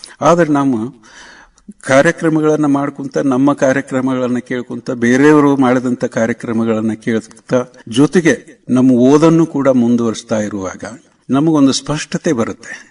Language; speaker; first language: Kannada; native; Kannada